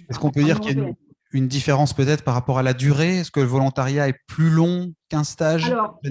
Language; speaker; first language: French; native; French